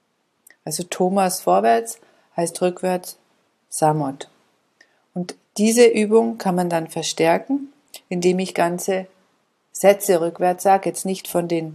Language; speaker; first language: German; native; German